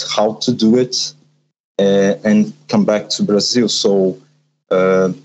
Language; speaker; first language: English; non-native, learner; Portuguese